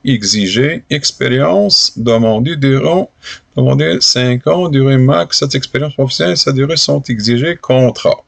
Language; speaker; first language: French; non-native, local second language; Arabic